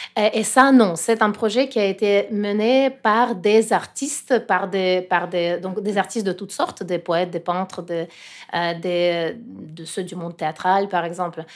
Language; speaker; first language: French; non-native, fluent; Russian